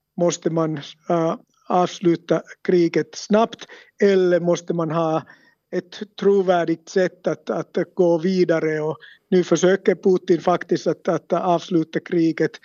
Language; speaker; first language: Swedish; non-native, local second language; Finnish